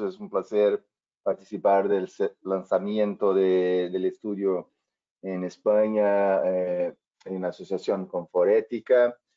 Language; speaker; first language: Spanish; non-native, fluent; Portuguese